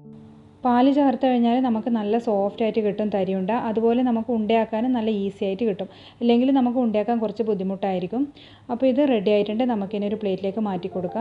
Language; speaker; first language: Malayalam; native; Malayalam